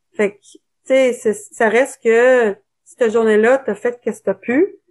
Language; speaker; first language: French; native; French